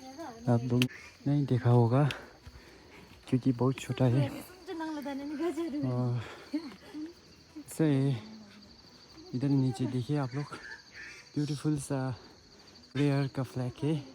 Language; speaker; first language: Hindi; non-native, local second language; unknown